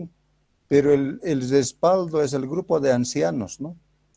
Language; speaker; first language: Spanish; native; Spanish